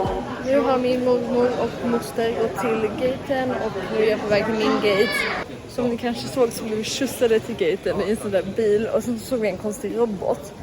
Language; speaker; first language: Swedish; early bilingual, heritage; Swedish